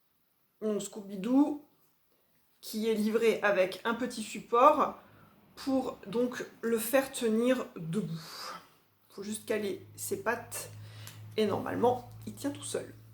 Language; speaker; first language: French; native; French